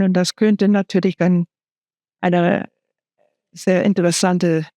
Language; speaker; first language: German; non-native, fluent; English